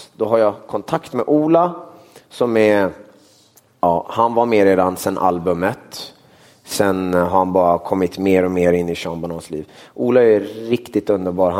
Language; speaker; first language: Swedish; early bilingual, other home language; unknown